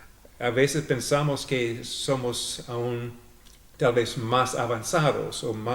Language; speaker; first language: Spanish; non-native, fluent; English